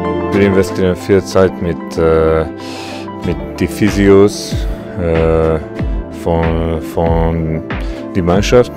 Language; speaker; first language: German; non-native, learner; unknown